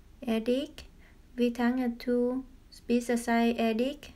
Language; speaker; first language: Norwegian; non-native, learner; Vietnamese